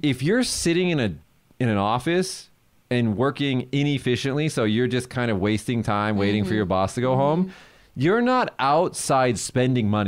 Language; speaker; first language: English; early bilingual, other home language; Japanese